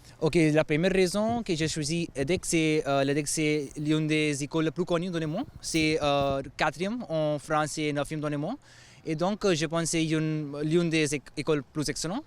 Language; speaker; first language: French; non-native, learner; Hindi